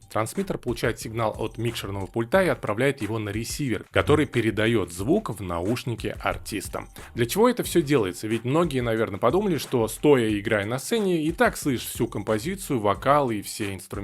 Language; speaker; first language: Russian; native; Russian